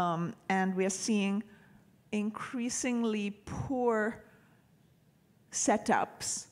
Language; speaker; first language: English; native; English